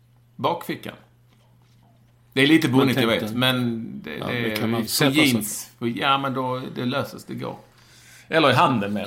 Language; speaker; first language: Swedish; native; Swedish